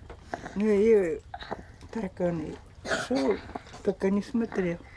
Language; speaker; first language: Russian; native; Russian